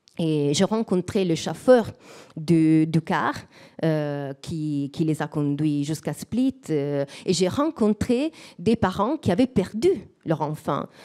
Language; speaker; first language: French; non-native, fluent; Italian